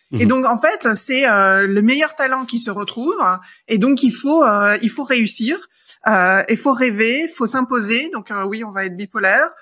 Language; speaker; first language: French; native; French